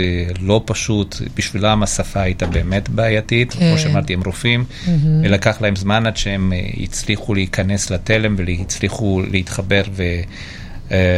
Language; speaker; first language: Hebrew; non-native, fluent; Georgian